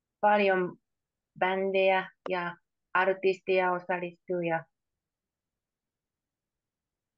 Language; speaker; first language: Finnish; non-native, learner; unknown